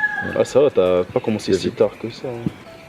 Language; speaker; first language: French; native; French